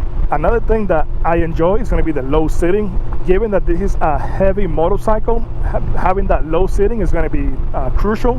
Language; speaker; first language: English; native; English